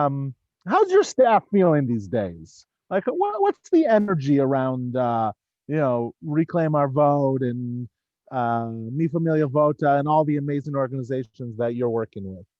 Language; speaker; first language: English; native; English